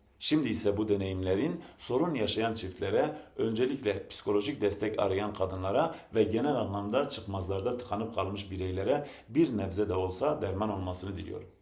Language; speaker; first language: Turkish; non-native, local second language; Zaza